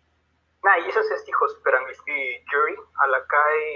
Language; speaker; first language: Greek; non-native, learner; Spanish